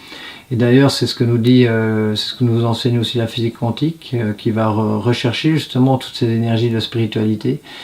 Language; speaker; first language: French; native; French